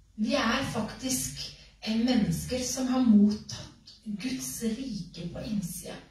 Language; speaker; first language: Norwegian; native; Norwegian